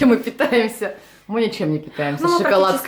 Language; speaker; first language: Russian; native; Russian